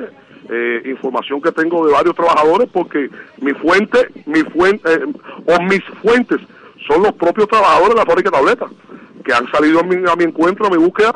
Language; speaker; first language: Spanish; native; Spanish